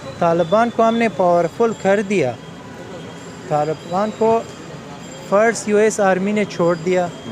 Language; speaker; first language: Hindi; non-native, learner; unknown